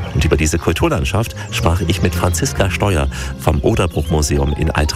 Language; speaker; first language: German; native; German